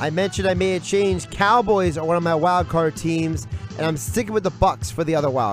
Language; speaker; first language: English; native; English